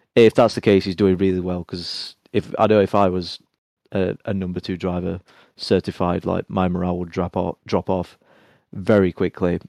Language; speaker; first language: English; native; English